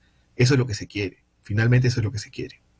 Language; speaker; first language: Spanish; native; Spanish